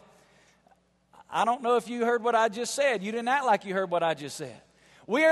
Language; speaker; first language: English; native; English